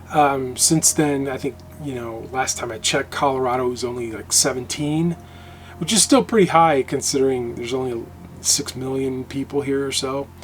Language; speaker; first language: English; native; English